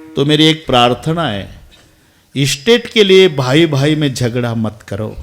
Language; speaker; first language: Hindi; non-native, local second language; Marathi